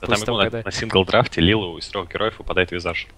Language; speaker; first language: Russian; native; Russian